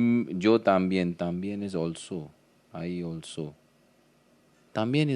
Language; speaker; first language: Spanish; non-native, learner; Hindi